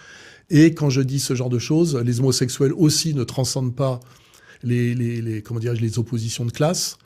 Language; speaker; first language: French; native; French